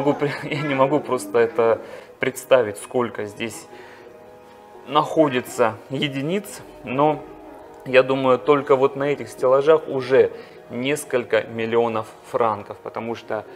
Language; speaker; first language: Russian; native; Russian